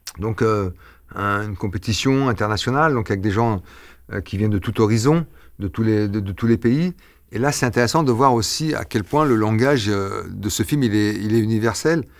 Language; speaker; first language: French; early bilingual, other home language; Arabic